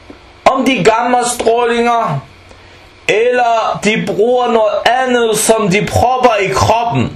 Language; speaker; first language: Danish; non-native, fluent; Arabic